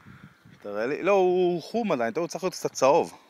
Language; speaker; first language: Hebrew; native; Hebrew